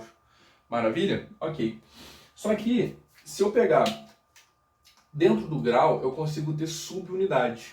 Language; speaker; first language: Portuguese; native; Portuguese